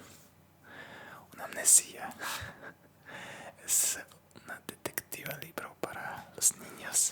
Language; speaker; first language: Spanish; non-native, learner; Russian